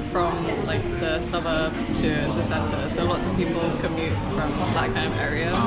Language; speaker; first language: English; native; English